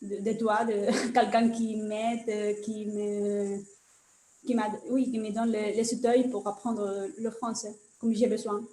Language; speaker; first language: French; non-native, learner; Spanish